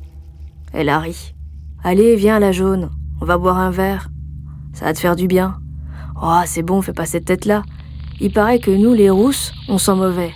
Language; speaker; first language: French; native; French